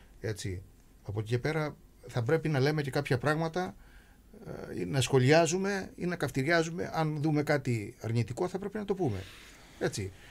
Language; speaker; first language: Greek; native; Greek